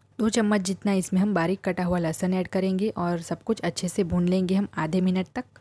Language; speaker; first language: Hindi; non-native, local second language; Gujarati